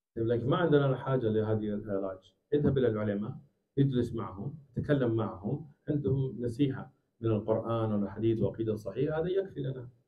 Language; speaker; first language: Arabic; non-native, learner; English